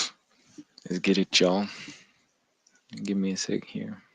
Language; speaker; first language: English; native; English